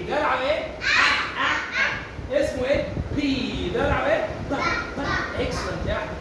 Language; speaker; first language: Arabic; native; Arabic